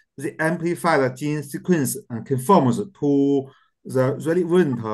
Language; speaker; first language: English; non-native, learner; Chinese